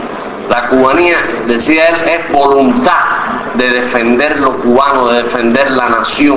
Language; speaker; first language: Spanish; native; Spanish